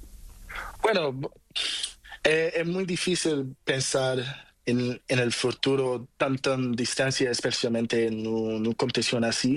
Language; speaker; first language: Spanish; non-native, learner; Portuguese